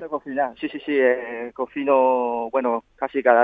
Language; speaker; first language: Spanish; non-native, learner; Japanese